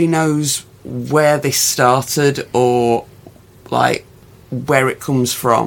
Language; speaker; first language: English; native; English